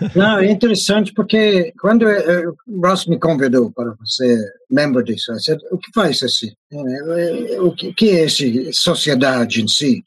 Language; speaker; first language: Portuguese; non-native, fluent; English